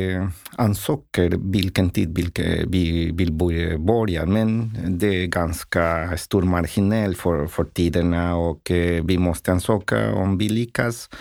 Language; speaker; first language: Swedish; non-native, learner; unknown